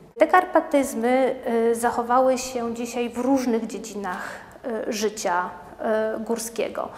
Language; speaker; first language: Polish; native; Polish